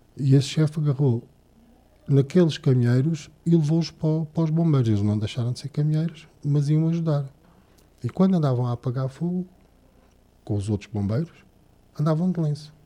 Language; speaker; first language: Portuguese; native; Portuguese